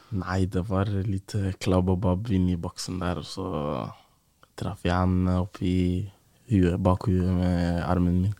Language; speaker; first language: Norwegian; early bilingual, other home language; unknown